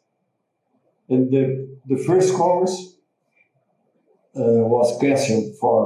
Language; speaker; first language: English; non-native, learner; Portuguese